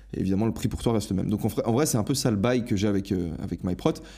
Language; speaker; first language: French; native; French